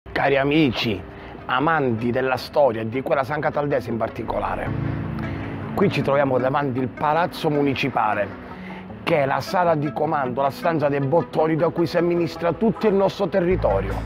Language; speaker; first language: Italian; native; Italian